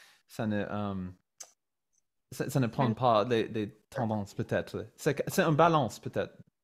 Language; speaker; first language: French; non-native, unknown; English